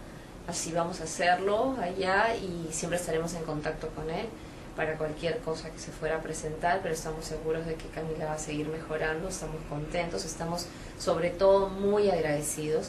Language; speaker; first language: Spanish; native; Spanish